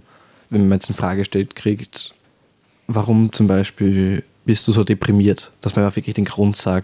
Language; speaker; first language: German; native; German